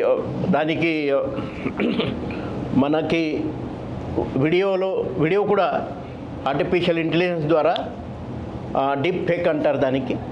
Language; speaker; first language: Telugu; non-native, fluent; Marathi